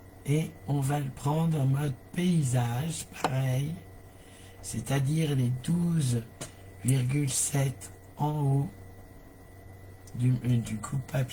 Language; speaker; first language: French; native; French